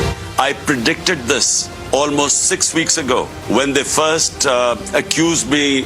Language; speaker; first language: English; non-native, local second language; Urdu